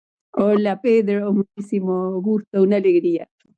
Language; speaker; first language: Spanish; native; Spanish